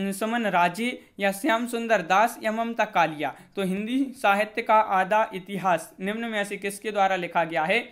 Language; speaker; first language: Hindi; native; Hindi